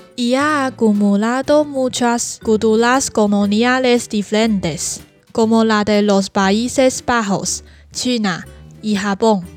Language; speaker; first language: Spanish; non-native, learner; Chinese